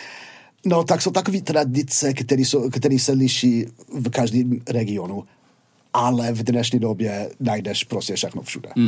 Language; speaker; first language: Czech; non-native, fluent; English